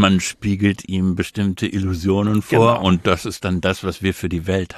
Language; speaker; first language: German; native; German